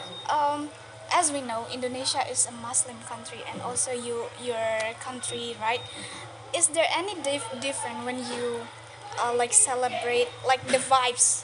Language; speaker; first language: English; non-native, local second language; Indonesian